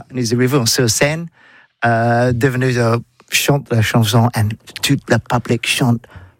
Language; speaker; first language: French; non-native, learner; English